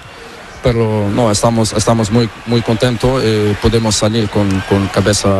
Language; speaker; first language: Spanish; non-native, learner; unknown